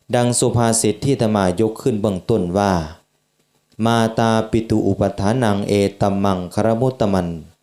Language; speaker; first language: Thai; native; Thai